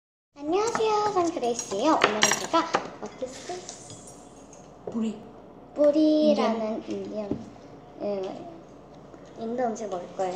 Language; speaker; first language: Korean; early bilingual, heritage; Korean